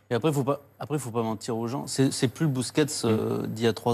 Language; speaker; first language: French; native; French